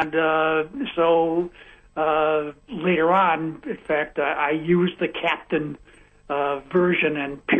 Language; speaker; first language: English; native; English